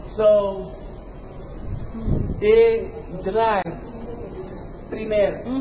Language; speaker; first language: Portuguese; non-native, learner; English